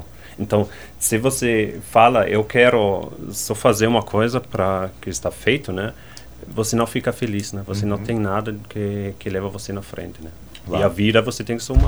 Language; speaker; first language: Portuguese; non-native, fluent; German